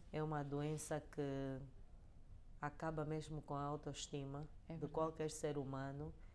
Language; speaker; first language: Portuguese; native; Portuguese